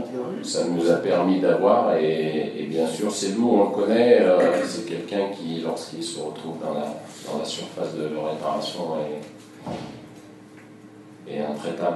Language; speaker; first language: French; native; French